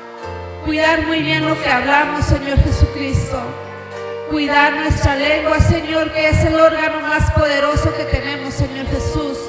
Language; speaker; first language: Spanish; native; Spanish